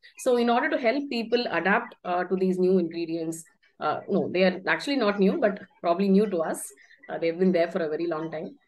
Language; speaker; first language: English; non-native, local second language; Tamil